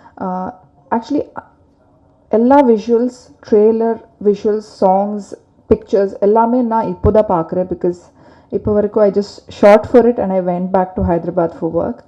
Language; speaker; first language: Tamil; non-native, learner; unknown